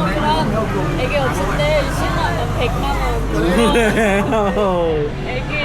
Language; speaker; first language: Korean; non-native, learner; Vietnamese